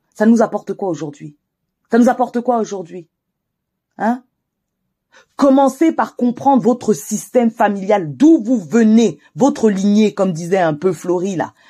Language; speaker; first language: French; native; French